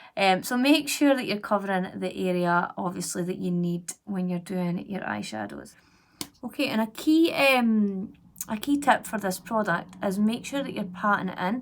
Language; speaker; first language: English; native; English